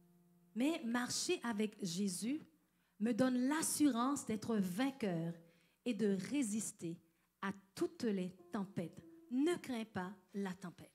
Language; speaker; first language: French; native; French